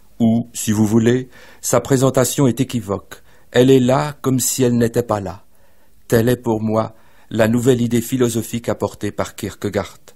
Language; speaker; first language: French; native; French